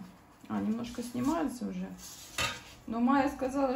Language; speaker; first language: Russian; native; Russian